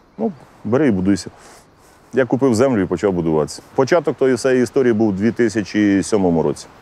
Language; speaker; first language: Ukrainian; native; Ukrainian